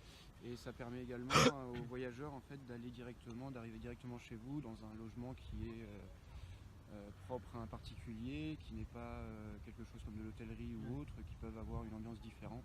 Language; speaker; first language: French; native; French